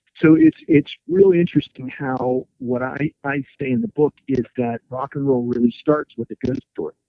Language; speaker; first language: English; native; English